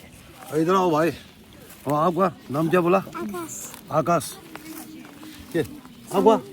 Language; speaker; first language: Hindi; non-native, local second language; Tibetan